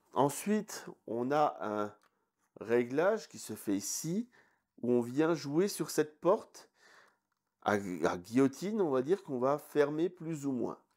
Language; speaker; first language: French; native; French